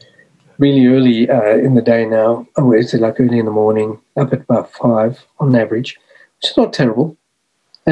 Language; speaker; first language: English; native; English